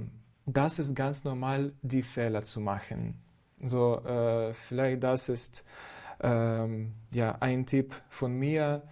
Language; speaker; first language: German; non-native, fluent; Ukrainian